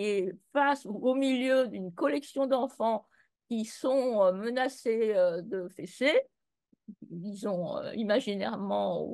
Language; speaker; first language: French; native; French